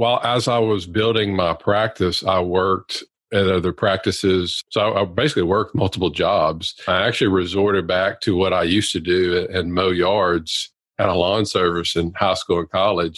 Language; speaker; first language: English; native; English